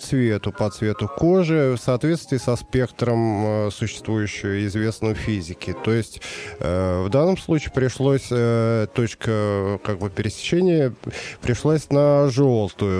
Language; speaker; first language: Russian; native; Russian